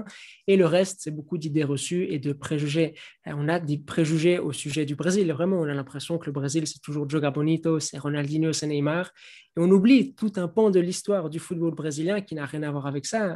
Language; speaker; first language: French; native; French